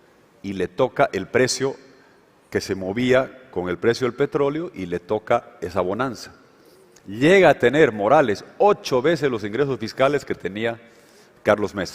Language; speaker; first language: Spanish; native; Spanish